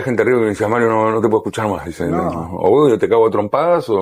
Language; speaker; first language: Spanish; native; Spanish